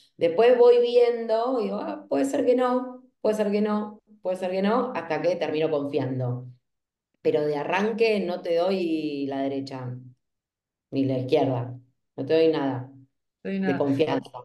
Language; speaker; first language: Spanish; native; Spanish